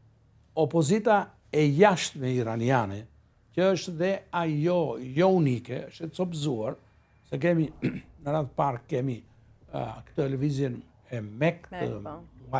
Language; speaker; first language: Albanian; native; Albanian